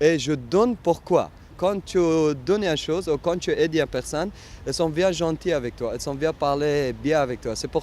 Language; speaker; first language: French; non-native, learner; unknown